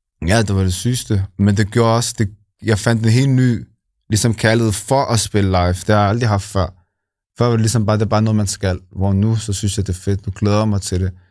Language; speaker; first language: Danish; native; Danish